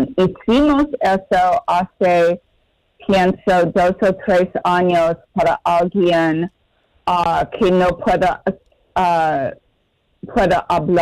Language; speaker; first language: Spanish; non-native, fluent; English